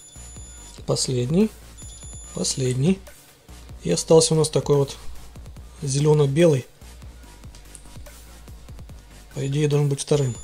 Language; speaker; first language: Russian; native; Russian